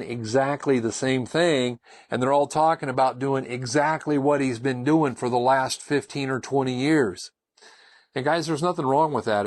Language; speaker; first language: English; native; English